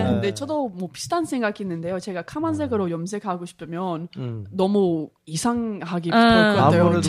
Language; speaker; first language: Korean; non-native, learner; English